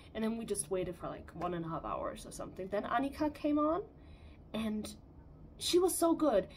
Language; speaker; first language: English; non-native, fluent; German